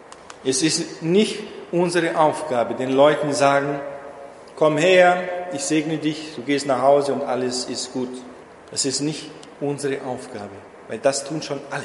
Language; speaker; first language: German; non-native, fluent; Portuguese